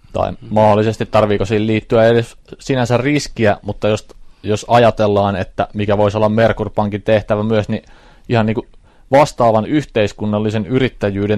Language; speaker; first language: Finnish; native; Finnish